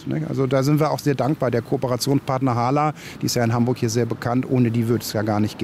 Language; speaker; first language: German; native; German